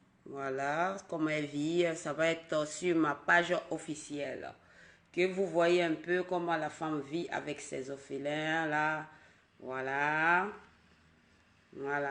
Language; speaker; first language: French; non-native, local second language; Dyula